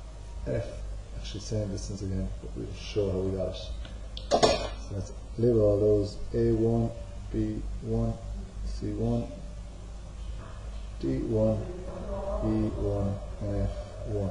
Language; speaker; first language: English; native; English